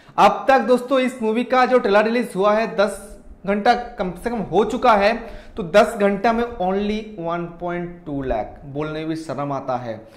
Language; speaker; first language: Hindi; non-native, local second language; Bangla